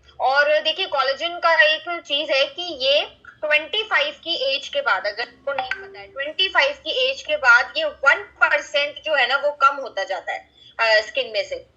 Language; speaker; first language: Hindi; native; Hindi